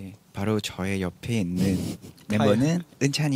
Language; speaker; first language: Korean; non-native, fluent; Vietnamese